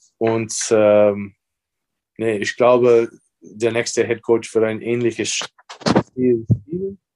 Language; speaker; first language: German; non-native, fluent; English